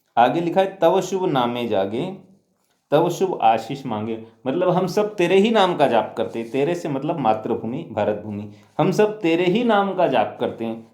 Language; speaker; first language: Hindi; native; Hindi